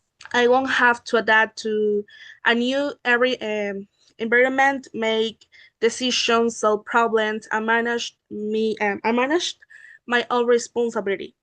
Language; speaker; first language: English; non-native, learner; Spanish